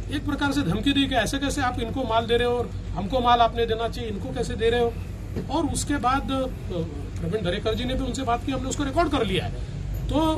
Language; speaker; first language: Hindi; non-native, local second language; Marathi